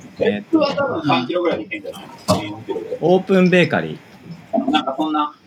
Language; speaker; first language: Japanese; native; Japanese